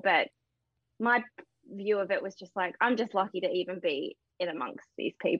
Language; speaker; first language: English; native; English